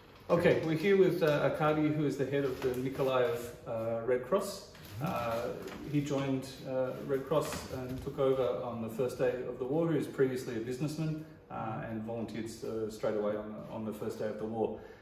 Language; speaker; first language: English; native; English